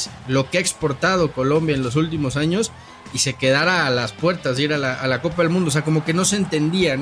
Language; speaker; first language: Spanish; native; Spanish